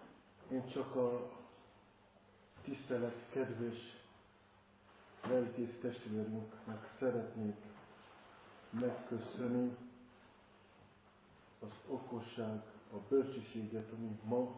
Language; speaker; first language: Hungarian; non-native, fluent; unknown